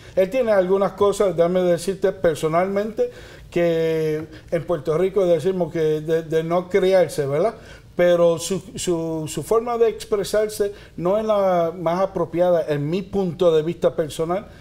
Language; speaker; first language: Spanish; early bilingual, heritage; Spanish